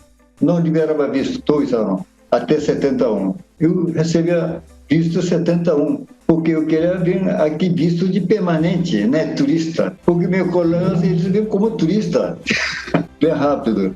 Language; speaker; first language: Portuguese; non-native, learner; Korean